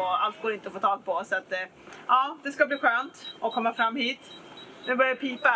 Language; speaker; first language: Swedish; native; Swedish